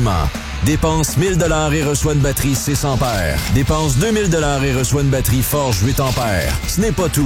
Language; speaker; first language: French; native; French